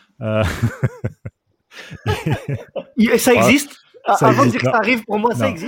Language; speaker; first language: French; native; French